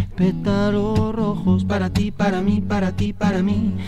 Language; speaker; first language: Spanish; native; Spanish